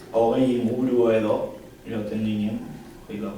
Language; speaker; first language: Basque; non-native, local second language; Spanish